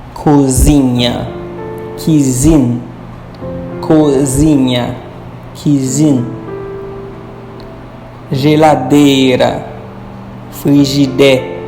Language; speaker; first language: Portuguese; non-native, fluent; Haitian Creole